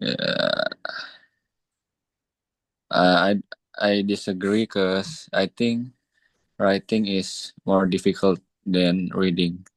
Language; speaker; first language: English; non-native, learner; Indonesian